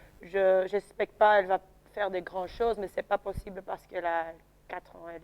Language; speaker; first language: French; non-native, local second language; Dutch